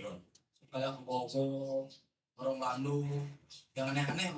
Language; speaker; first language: Indonesian; native; Indonesian